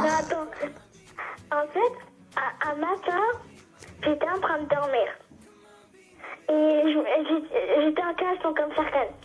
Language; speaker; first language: French; early bilingual, other home language; Turkish